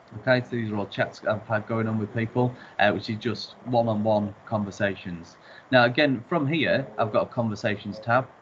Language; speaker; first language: English; native; English